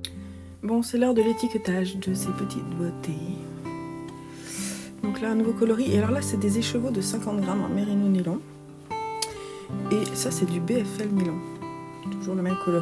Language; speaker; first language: French; native; French